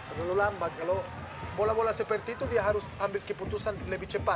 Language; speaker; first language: Indonesian; non-native, fluent; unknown